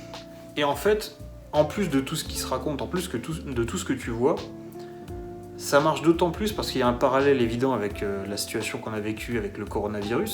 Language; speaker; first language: French; native; French